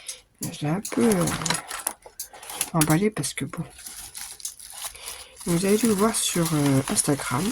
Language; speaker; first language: French; native; French